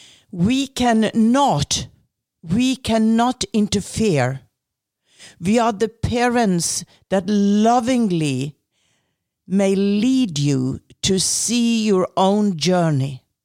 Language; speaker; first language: English; non-native, fluent; Norwegian